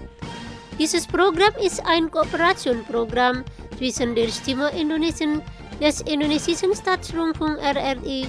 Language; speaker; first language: German; non-native, fluent; Indonesian